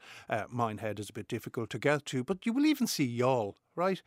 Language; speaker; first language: English; native; English